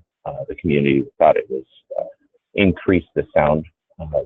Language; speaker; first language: English; native; English